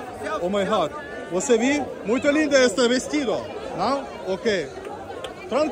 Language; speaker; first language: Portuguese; non-native, learner; Russian